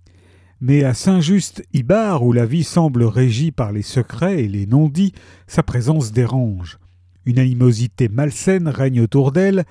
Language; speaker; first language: French; native; French